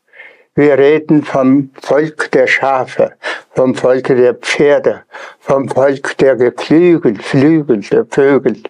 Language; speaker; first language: German; non-native, fluent; Tuvinian